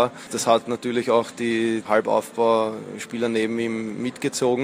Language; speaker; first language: German; native; German